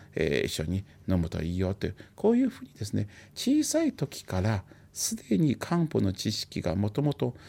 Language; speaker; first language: Japanese; non-native, fluent; Chinese